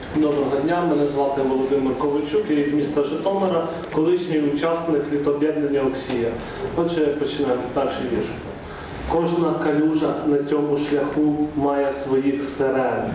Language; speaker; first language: Ukrainian; native; Ukrainian